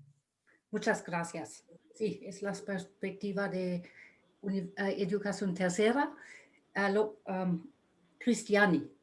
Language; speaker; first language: Spanish; non-native, fluent; German